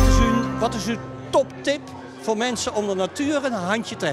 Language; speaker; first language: Dutch; native; Dutch